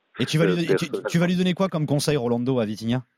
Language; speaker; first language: French; native; French